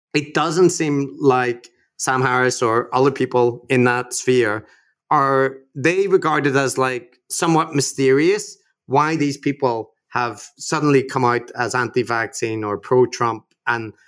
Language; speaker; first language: English; native; English